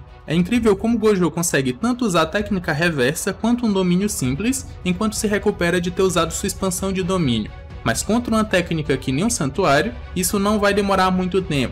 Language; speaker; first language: Portuguese; native; Portuguese